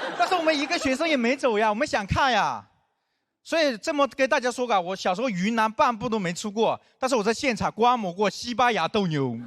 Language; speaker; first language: Chinese; non-native, local second language; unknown